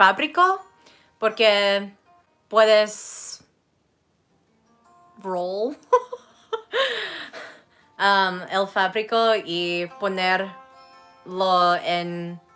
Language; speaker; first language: Spanish; non-native, learner; English